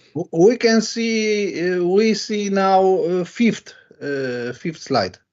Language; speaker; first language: English; non-native, learner; Polish